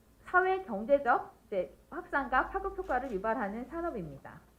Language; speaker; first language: Korean; native; Korean